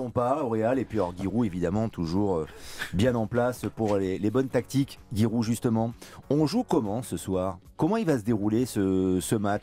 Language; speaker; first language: French; native; French